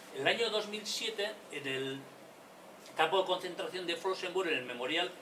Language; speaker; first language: Spanish; non-native, local second language; Basque